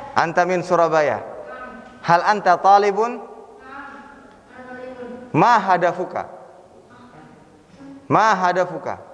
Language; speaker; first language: Arabic; non-native, fluent; Indonesian